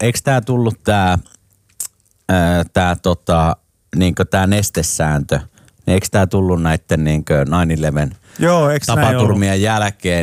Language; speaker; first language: Finnish; native; Finnish